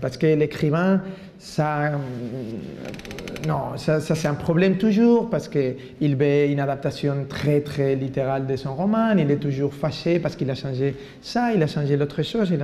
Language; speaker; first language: French; non-native, fluent; Spanish